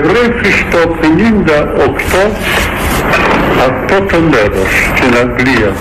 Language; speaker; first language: Greek; non-native, fluent; Russian